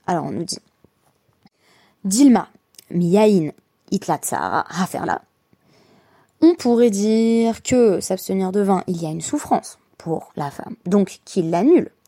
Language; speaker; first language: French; native; French